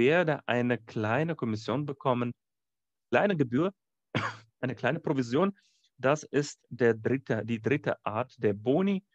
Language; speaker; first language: German; non-native, fluent; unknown